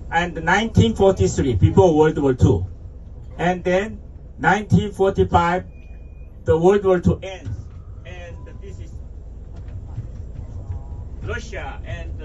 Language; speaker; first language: English; non-native, fluent; Korean